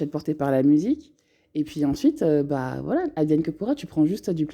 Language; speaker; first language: French; native; French